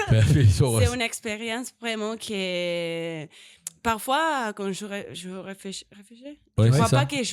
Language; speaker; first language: French; non-native, learner; Spanish